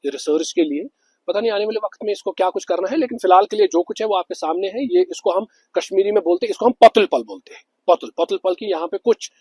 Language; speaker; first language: Hindi; non-native, local second language; Kashmiri